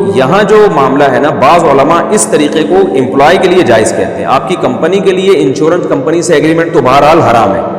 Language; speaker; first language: Urdu; native; Urdu